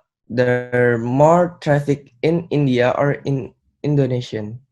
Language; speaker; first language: English; non-native, learner; Indonesian